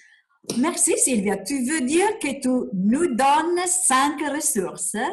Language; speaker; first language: French; non-native, fluent; Italian